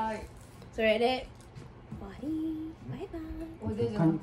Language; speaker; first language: Japanese; early bilingual, heritage; English